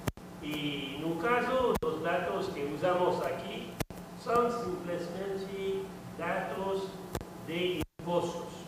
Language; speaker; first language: Portuguese; non-native, learner; French